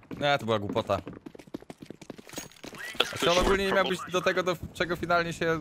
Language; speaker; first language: Polish; native; Polish